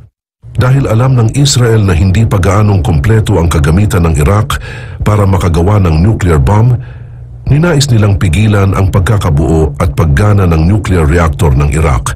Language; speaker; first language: Filipino; native; Filipino